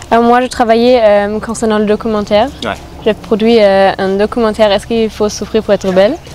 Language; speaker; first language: French; non-native, fluent; German